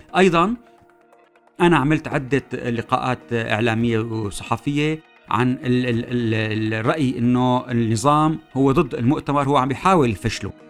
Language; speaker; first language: Arabic; native; Arabic